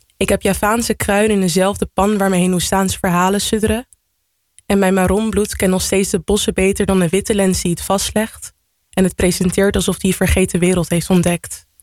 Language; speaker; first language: Dutch; early bilingual, other home language; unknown